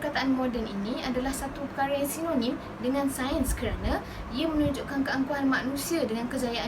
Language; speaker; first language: Malay; native; Malay